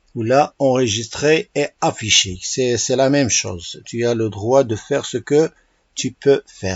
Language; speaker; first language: French; non-native, local second language; Arabic